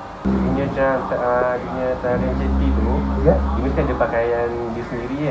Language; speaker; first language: Malay; native; Malay